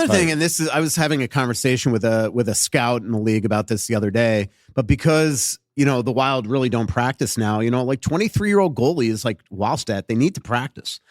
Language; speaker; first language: English; native; English